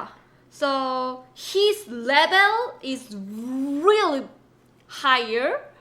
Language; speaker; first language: English; non-native, learner; Korean